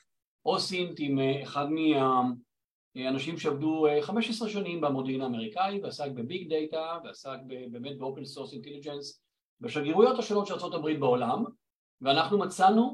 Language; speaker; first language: Hebrew; native; Hebrew